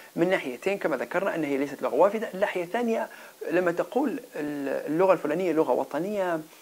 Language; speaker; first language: Arabic; non-native, local second language; Berber languages